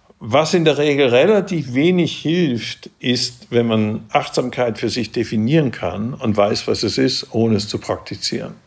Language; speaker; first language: German; native; German